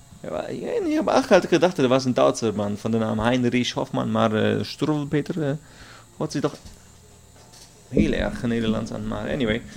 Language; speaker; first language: Dutch; non-native, learner; German